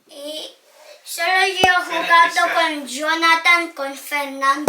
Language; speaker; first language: Spanish; early bilingual, other home language; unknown